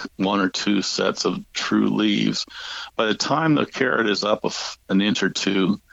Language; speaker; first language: English; native; English